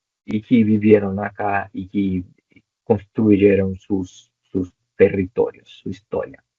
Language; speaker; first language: Spanish; non-native, local second language; Portuguese